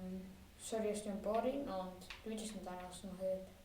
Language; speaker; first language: Welsh; native; Welsh